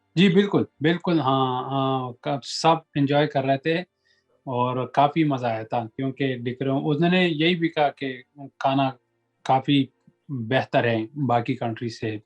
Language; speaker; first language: Urdu; non-native, local second language; Pashto